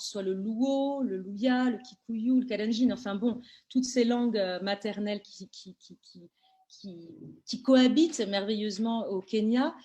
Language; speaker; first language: French; native; French